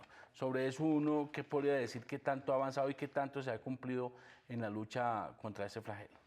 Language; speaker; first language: Spanish; native; Spanish